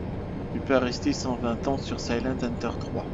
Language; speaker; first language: French; native; French